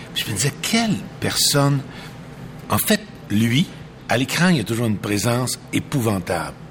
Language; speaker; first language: French; native; French